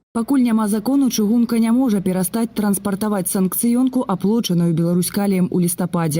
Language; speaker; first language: Belarusian; native; Belarusian